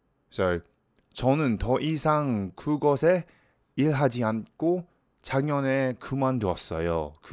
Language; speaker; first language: Korean; non-native, learner; English